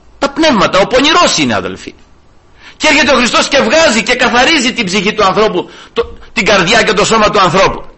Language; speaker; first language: Greek; early bilingual, heritage; Greek